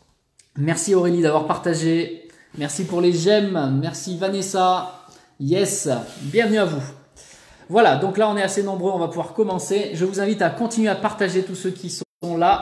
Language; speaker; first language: French; native; French